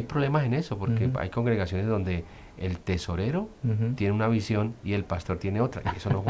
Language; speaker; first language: Spanish; native; Spanish